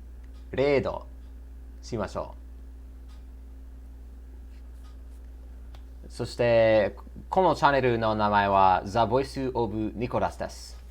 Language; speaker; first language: Japanese; non-native, learner; English